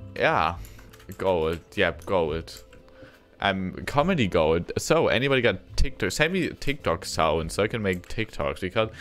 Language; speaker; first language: English; non-native, fluent; German